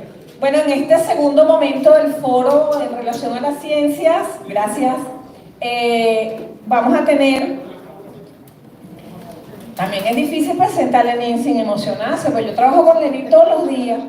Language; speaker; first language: Spanish; native; Spanish